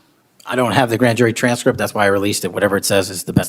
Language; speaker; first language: English; native; English